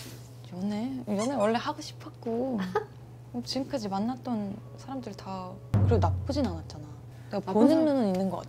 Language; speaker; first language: Korean; native; Korean